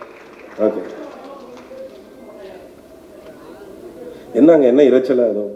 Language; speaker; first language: Tamil; native; Tamil